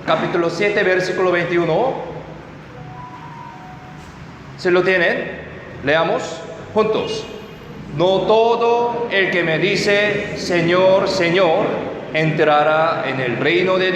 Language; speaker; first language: Spanish; non-native, fluent; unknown